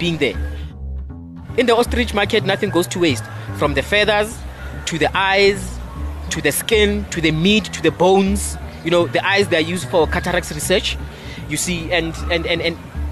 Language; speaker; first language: English; non-native, local second language; Northern Sotho